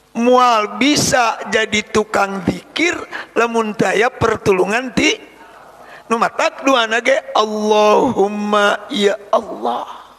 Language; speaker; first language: Sundanese; native; Sundanese